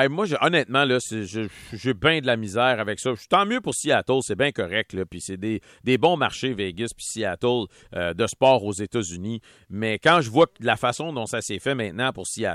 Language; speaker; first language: French; native; French